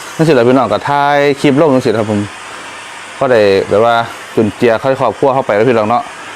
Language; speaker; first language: Thai; native; Thai